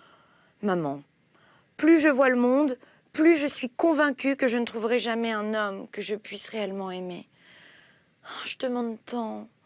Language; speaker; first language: French; native; French